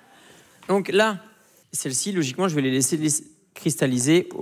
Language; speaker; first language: French; native; French